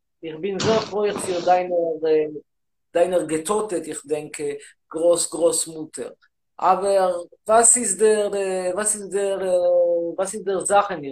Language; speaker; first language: German; non-native, learner; Hebrew